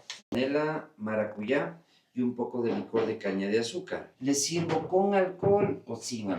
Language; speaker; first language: Spanish; native; Spanish